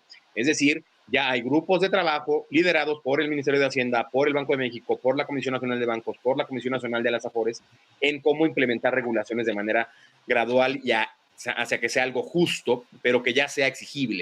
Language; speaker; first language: Spanish; native; Spanish